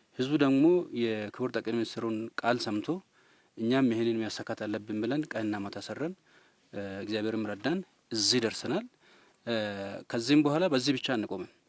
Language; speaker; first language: Amharic; non-native, local second language; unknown